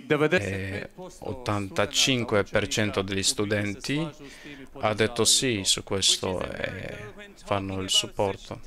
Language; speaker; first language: Italian; non-native, fluent; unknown